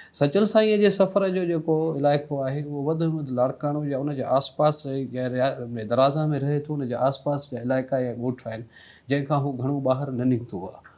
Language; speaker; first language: Sindhi; native; Sindhi